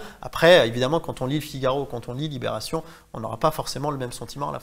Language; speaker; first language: French; native; French